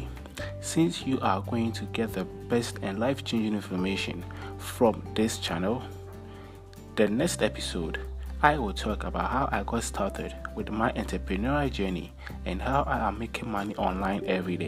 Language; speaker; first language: English; non-native, local second language; Akan